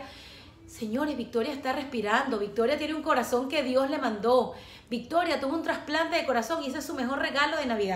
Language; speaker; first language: Spanish; native; Spanish